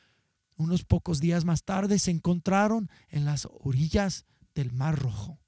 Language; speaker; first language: Spanish; non-native, fluent; English